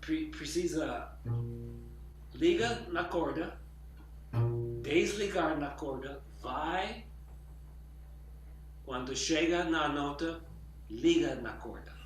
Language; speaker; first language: Portuguese; non-native, learner; English